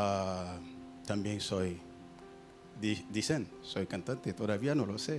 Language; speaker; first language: Spanish; non-native, learner; Haitian Creole